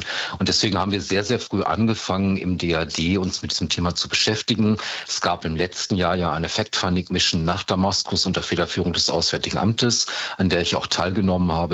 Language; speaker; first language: German; native; German